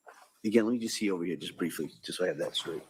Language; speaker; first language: English; native; English